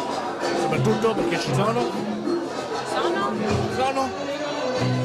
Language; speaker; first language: Italian; native; Italian